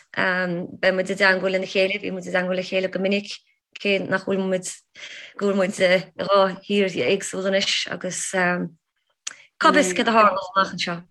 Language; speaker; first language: Irish; native; Irish